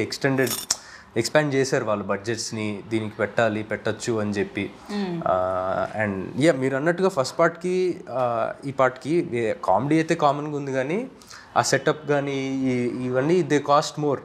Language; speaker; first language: Telugu; native; Telugu